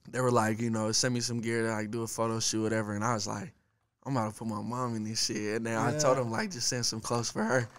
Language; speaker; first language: English; native; English